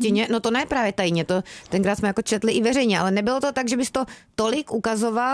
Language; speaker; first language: Czech; native; Czech